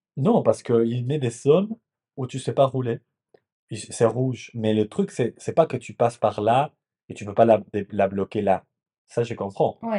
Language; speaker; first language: French; non-native, fluent; Spanish